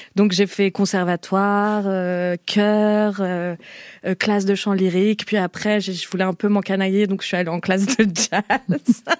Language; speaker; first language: French; early bilingual, other home language; Portuguese